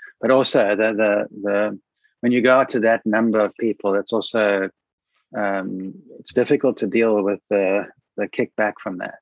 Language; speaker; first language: English; native; English